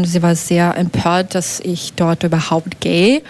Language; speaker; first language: German; non-native, fluent; Belarusian